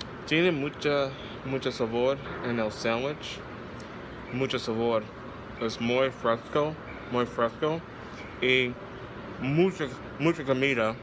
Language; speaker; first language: Spanish; non-native, learner; English